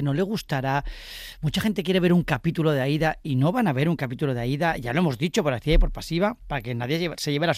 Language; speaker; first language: Spanish; native; Spanish